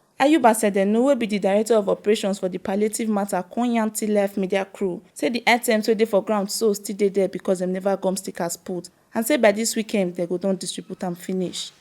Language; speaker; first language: Nigerian Pidgin; native; Nigerian Pidgin